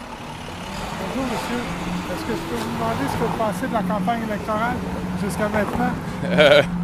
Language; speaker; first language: French; native; French